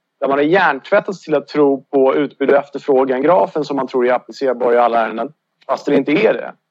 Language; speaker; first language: Swedish; native; Swedish